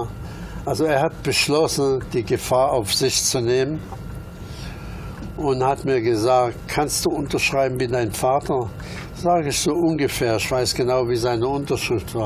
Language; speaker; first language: German; early bilingual, other home language; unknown